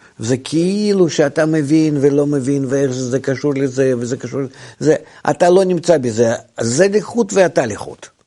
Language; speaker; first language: Hebrew; non-native, fluent; Russian